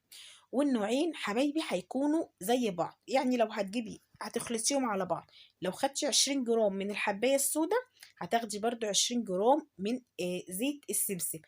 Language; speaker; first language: Arabic; native; Arabic